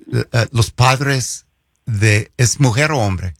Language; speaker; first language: Spanish; non-native, fluent; English